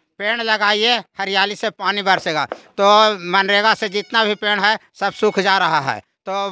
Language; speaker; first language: Hindi; native; Hindi